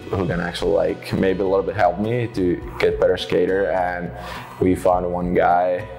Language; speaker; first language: English; non-native, fluent; Finnish